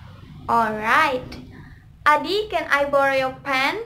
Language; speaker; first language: English; non-native, learner; Indonesian